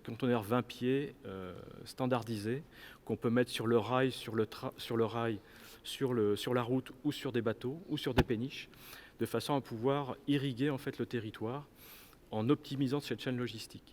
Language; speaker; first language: French; native; French